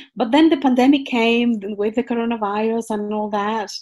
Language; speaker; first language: English; non-native, fluent; Spanish